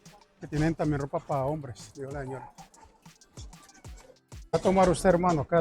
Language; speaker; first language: Spanish; native; Spanish